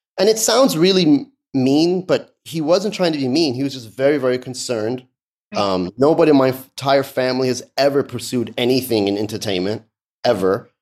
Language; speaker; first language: English; early bilingual, other home language; Persian